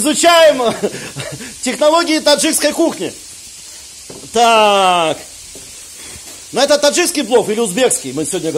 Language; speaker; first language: Russian; native; Russian